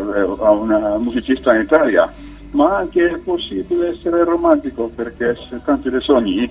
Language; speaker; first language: Italian; non-native, learner; Finnish